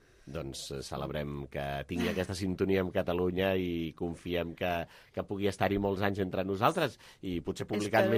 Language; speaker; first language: Catalan; native; Catalan